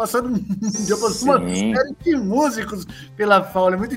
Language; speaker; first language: Portuguese; native; Portuguese